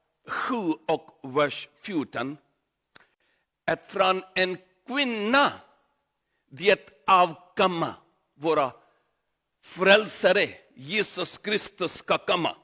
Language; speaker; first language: Swedish; non-native, learner; Urdu